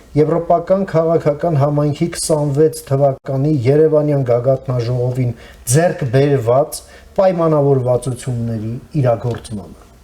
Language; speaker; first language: Armenian; native; Armenian